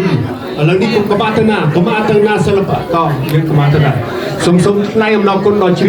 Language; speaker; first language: French; non-native, fluent; Khmer